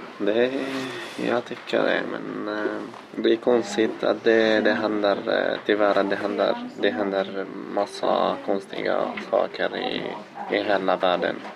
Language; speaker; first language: Swedish; non-native, learner; Arabic